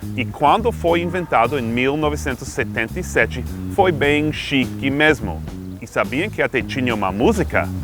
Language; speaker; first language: Portuguese; non-native, fluent; English